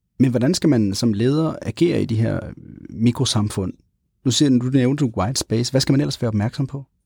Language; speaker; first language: Danish; native; Danish